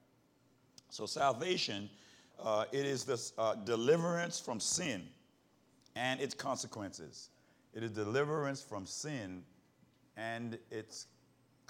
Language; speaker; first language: English; native; English